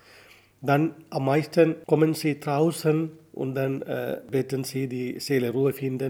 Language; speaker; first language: German; non-native, learner; Tamil